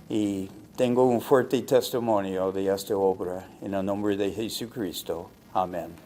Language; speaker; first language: Spanish; non-native, fluent; English